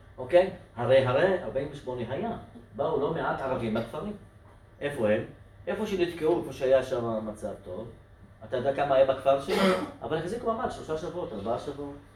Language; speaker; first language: Hebrew; non-native, local second language; Arabic